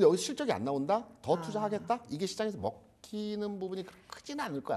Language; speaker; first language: Korean; native; Korean